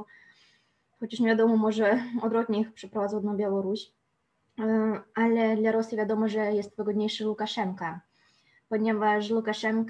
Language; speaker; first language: Polish; non-native, fluent; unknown